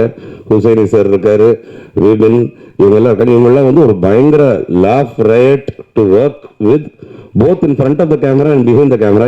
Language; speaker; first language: Tamil; native; Tamil